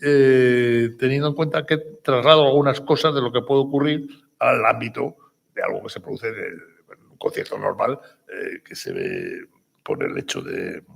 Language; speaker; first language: Spanish; native; Spanish